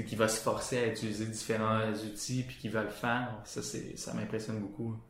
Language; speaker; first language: French; native; French